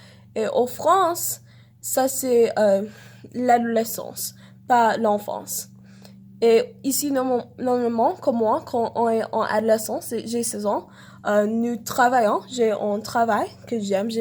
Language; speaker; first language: French; non-native, learner; English